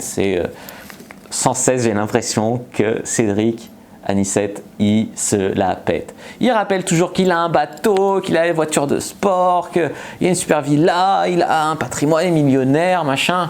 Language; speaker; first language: French; native; French